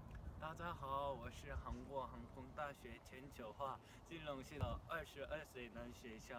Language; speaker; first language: Chinese; non-native, fluent; Korean